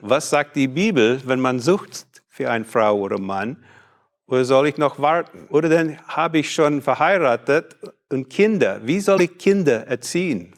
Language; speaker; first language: German; non-native, fluent; English